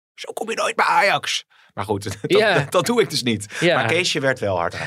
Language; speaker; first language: Dutch; native; Dutch